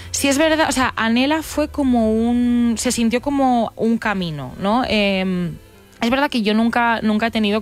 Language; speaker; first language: Spanish; native; Spanish